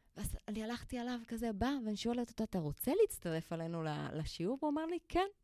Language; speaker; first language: Hebrew; non-native, fluent; Spanish